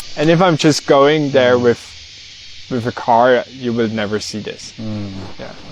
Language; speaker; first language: English; non-native, fluent; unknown